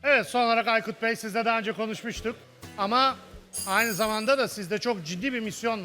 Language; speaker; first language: Turkish; native; Turkish